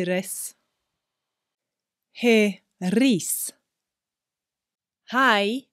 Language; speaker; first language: Greek; non-native, fluent; English